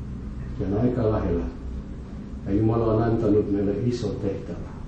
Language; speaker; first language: Finnish; non-native, fluent; French